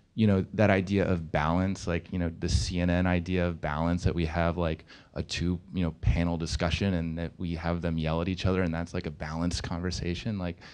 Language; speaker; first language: English; native; English